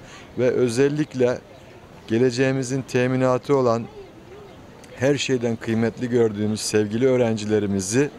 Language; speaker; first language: Turkish; native; Turkish